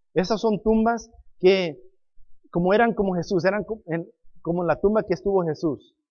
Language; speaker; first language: Spanish; non-native, fluent; English